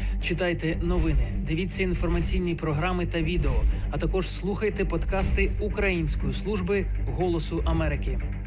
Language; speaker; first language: Ukrainian; native; Ukrainian